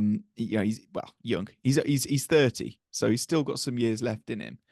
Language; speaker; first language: English; native; English